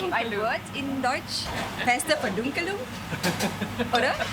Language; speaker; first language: German; non-native, fluent; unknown